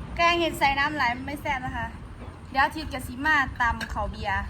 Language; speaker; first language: Thai; non-native, local second language; Northeastern Thai